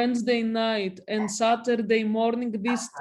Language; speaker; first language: English; non-native, learner; Greek